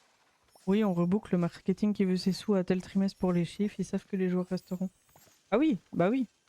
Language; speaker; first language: French; native; French